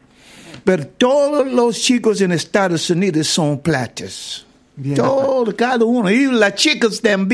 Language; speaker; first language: Spanish; non-native, learner; English